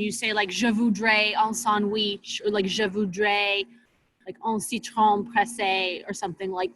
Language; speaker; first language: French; non-native, fluent; English